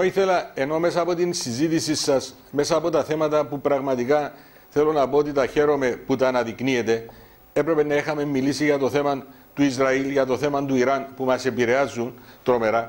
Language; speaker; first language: Greek; native; Greek